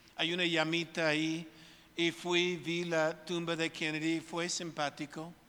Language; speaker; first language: Spanish; non-native, fluent; English